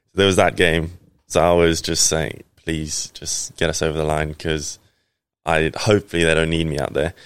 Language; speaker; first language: English; native; English